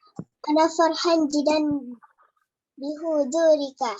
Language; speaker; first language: Arabic; non-native, learner; Indonesian